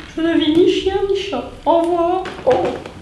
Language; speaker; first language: French; non-native, fluent; Czech